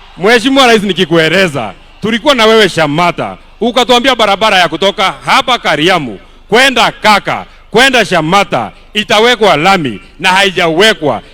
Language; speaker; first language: Swahili; non-native, local second language; Kikuyu